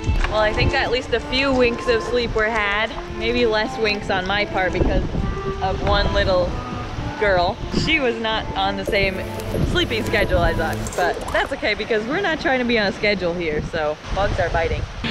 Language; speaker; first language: English; native; English